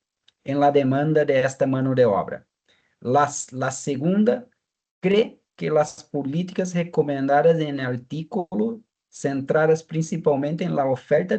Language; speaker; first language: Spanish; non-native, fluent; Portuguese